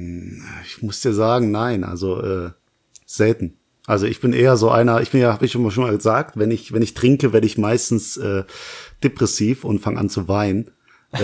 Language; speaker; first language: German; native; German